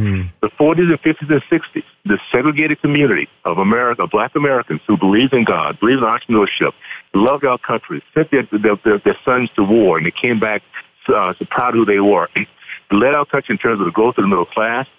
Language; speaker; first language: English; native; English